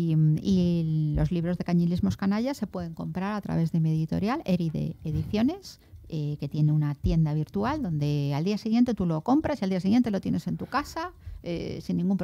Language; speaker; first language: Spanish; native; Spanish